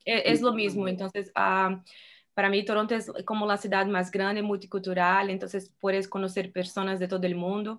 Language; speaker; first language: Spanish; non-native, fluent; Portuguese